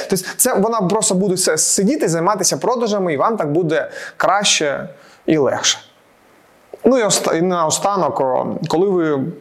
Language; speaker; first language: Ukrainian; non-native, local second language; Russian